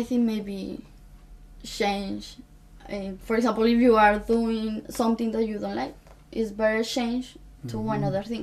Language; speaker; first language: English; non-native, fluent; Spanish